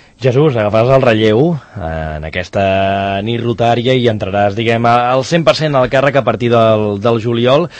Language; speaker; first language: Catalan; native; Catalan